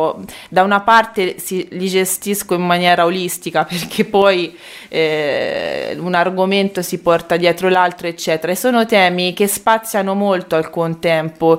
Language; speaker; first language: Italian; native; Italian